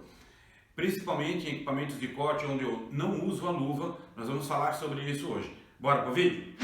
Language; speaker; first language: Portuguese; native; Portuguese